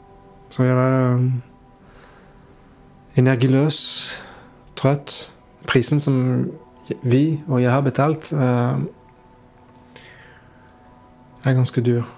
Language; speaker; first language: Norwegian; non-native, fluent; French